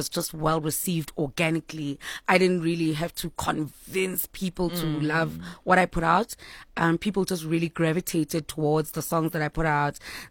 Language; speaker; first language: English; non-native, local second language; Xhosa